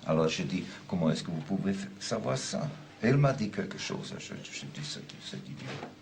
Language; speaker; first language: French; non-native, fluent; German